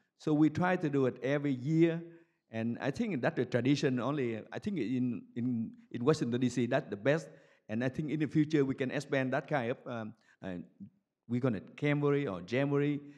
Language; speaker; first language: English; non-native, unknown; Vietnamese